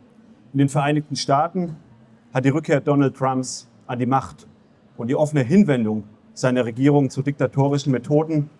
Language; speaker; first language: German; native; German